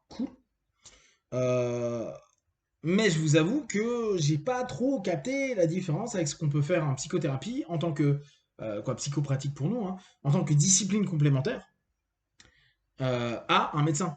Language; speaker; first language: French; native; French